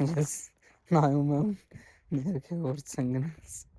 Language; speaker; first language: Armenian; non-native, learner; Hindi